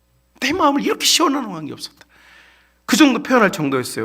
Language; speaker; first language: Korean; native; Korean